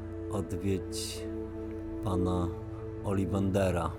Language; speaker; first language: Polish; native; Polish